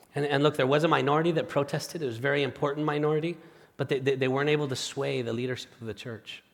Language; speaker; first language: English; non-native, fluent; Spanish